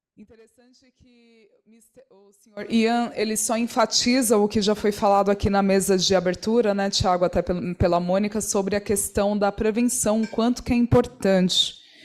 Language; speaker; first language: Portuguese; native; Portuguese